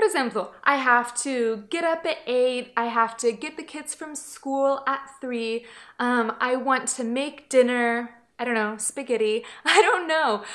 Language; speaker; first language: English; native; English